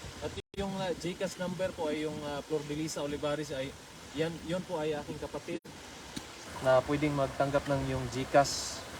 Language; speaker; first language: Filipino; non-native, local second language; Cebuano